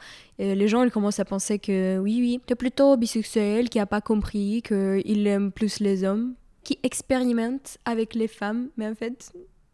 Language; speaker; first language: French; non-native, fluent; Ukrainian